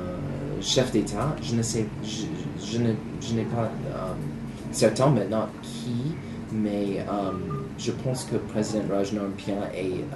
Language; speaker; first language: French; non-native, learner; English